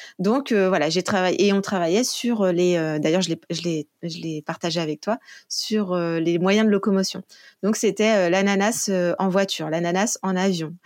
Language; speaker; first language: French; native; French